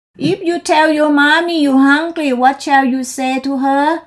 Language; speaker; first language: English; non-native, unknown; Thai